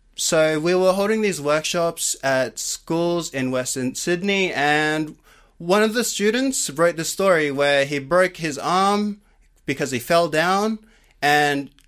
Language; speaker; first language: English; native; English